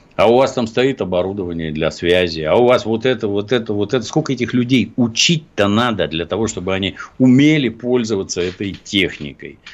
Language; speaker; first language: Russian; native; Russian